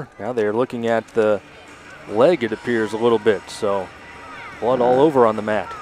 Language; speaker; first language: English; native; English